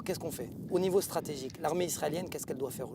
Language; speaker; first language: French; native; French